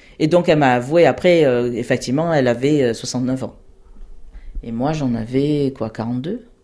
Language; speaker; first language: French; native; French